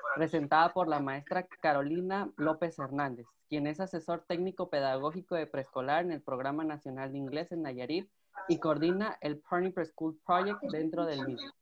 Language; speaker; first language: Spanish; native; Spanish